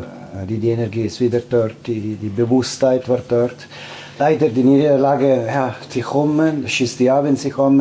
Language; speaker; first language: German; non-native, fluent; Italian